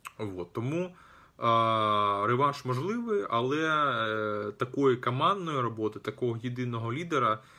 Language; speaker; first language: Ukrainian; non-native, local second language; Russian